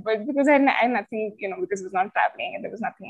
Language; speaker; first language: English; non-native, local second language; Hindi